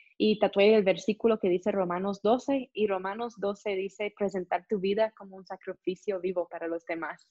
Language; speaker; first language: Spanish; non-native, fluent; English